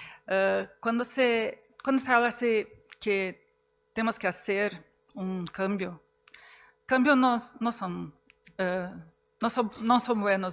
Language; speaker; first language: Spanish; non-native, fluent; Portuguese